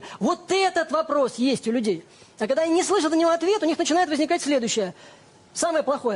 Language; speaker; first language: Russian; native; Russian